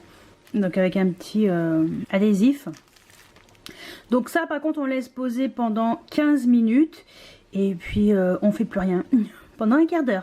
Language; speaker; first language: French; native; French